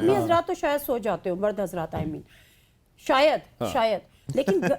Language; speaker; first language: Urdu; native; Urdu